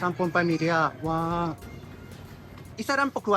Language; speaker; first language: Filipino; non-native, fluent; Japanese